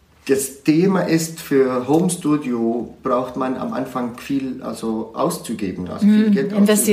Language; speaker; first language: German; non-native, learner; Arabic